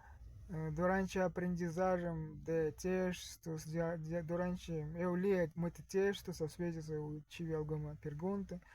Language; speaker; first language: Portuguese; non-native, learner; Russian